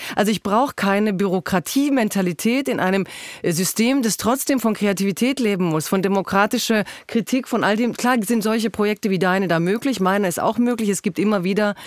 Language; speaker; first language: German; early bilingual, other home language; Croatian